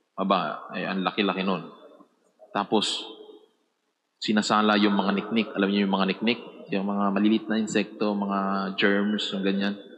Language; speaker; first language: Filipino; native; Filipino